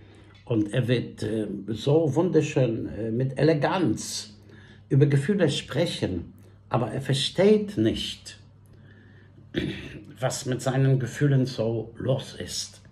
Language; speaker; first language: German; non-native, fluent; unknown